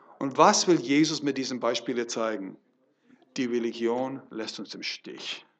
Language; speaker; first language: German; non-native, fluent; English